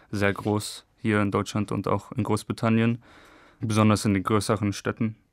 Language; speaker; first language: German; early bilingual, other home language; English